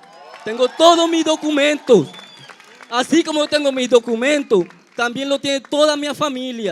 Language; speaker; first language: Portuguese; non-native, learner; Spanish